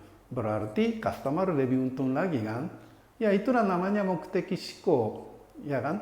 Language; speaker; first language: Indonesian; non-native, fluent; Japanese